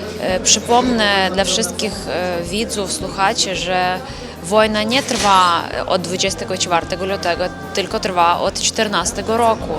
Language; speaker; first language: Polish; non-native, fluent; Ukrainian